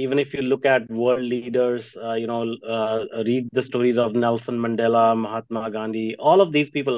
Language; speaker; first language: English; non-native, local second language; Punjabi